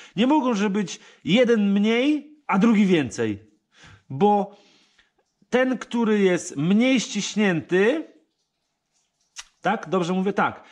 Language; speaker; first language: Polish; native; Polish